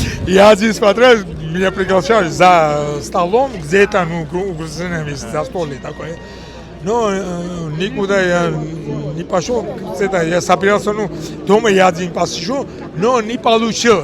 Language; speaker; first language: Russian; non-native, local second language; Georgian